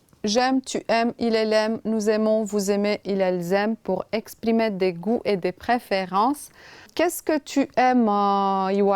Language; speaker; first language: French; non-native, fluent; Romanian